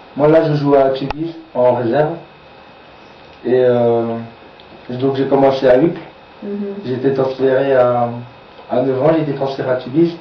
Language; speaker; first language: French; native; French